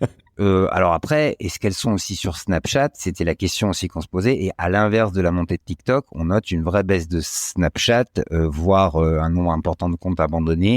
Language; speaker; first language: French; native; French